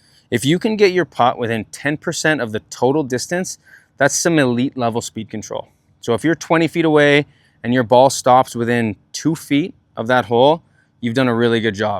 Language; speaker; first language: English; native; English